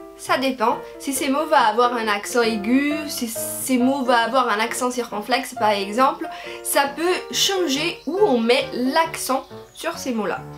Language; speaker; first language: French; non-native, fluent; Portuguese